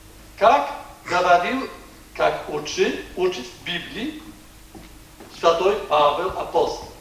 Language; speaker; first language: Russian; non-native, learner; Polish